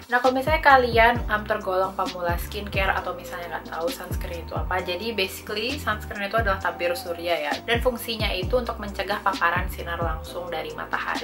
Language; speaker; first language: Indonesian; native; Indonesian